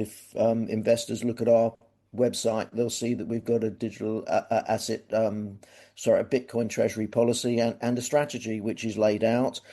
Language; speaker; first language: English; native; English